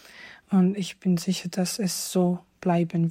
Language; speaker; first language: German; non-native, fluent; Georgian